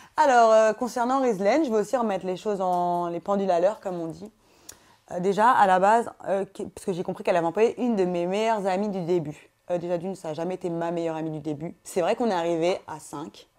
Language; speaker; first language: French; native; French